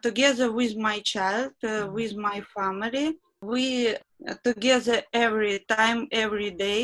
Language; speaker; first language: English; non-native, learner; Russian